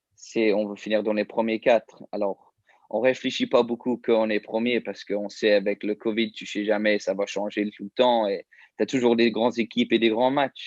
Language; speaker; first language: French; early bilingual, heritage; English